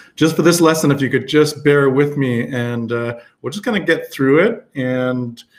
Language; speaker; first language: English; native; English